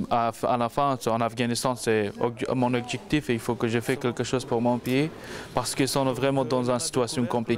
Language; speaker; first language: French; non-native, learner; Persian